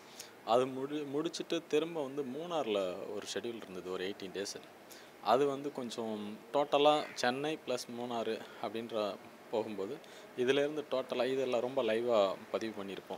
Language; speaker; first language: Tamil; native; Tamil